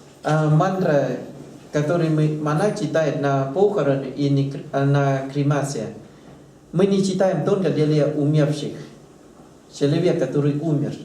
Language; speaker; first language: Russian; non-native, learner; Thai